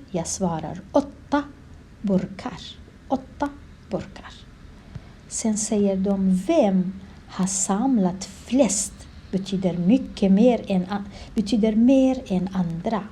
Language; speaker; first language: Swedish; non-native, learner; Kurdish